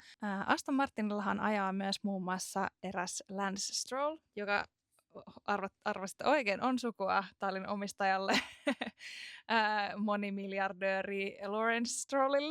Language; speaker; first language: Finnish; native; Finnish